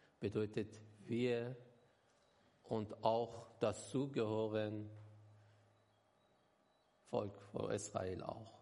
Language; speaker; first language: German; non-native, learner; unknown